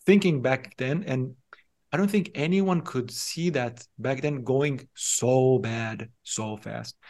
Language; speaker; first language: English; non-native, fluent; Hebrew